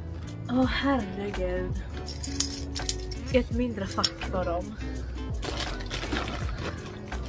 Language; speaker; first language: Swedish; early bilingual, other home language; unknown